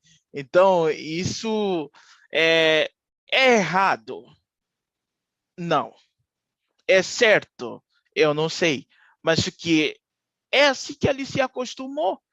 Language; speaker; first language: Portuguese; non-native, fluent; Haitian Creole